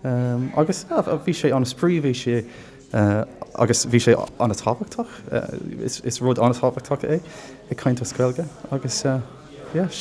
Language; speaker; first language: Irish; non-native, local second language; English